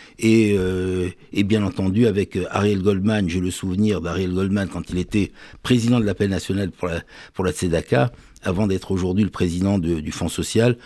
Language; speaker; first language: French; native; French